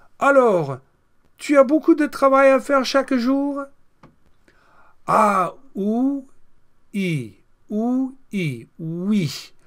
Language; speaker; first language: French; non-native, fluent; English